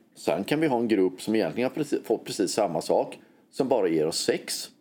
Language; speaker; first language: Swedish; native; Swedish